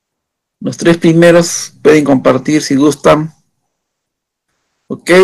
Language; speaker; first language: Spanish; native; Spanish